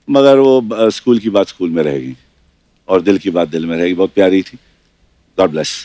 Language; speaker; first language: Hindi; native; Hindi